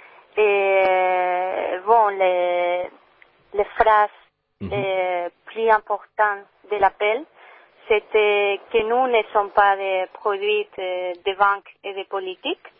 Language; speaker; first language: French; non-native, learner; Spanish